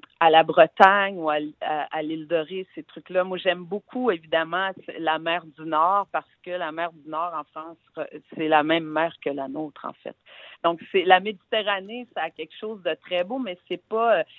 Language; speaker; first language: French; native; French